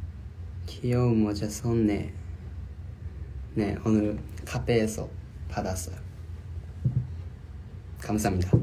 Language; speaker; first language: Korean; non-native, learner; Japanese